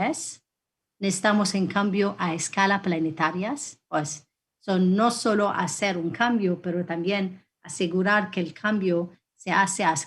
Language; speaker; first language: Spanish; non-native, fluent; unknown